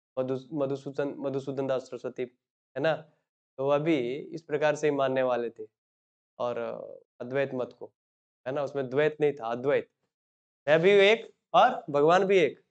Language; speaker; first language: Hindi; native; Hindi